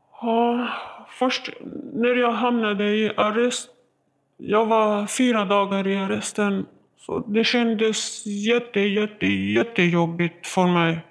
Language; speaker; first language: Swedish; non-native, learner; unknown